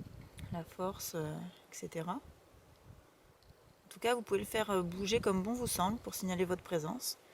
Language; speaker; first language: French; native; French